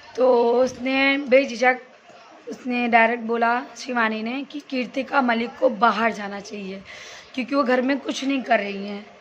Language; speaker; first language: Hindi; native; Hindi